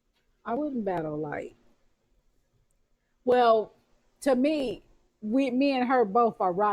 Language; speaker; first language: English; native; English